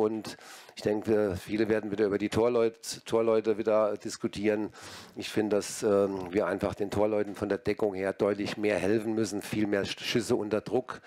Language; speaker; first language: German; native; German